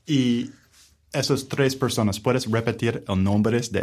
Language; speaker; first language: Spanish; non-native, learner; English